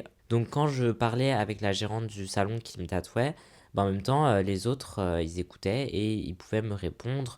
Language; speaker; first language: French; native; French